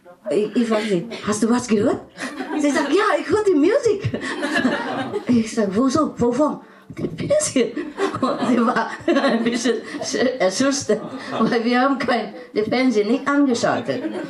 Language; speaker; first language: German; non-native, learner; Vietnamese